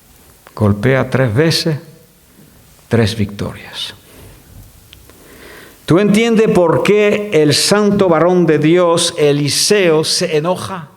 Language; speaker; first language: Spanish; non-native, fluent; French